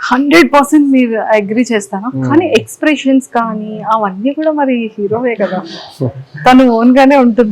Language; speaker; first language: Telugu; native; Telugu